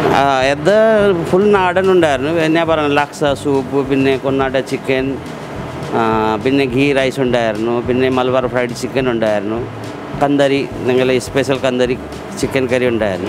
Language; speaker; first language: Malayalam; non-native, local second language; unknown